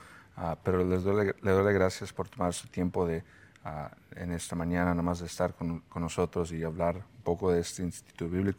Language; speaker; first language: Spanish; early bilingual, heritage; Spanish